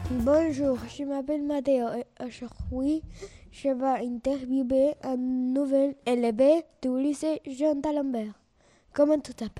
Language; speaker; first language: French; non-native, learner; Spanish